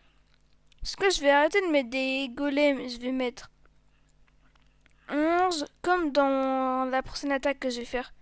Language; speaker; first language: French; native; French